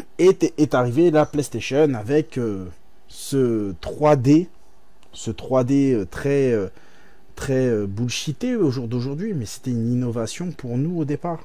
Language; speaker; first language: French; native; French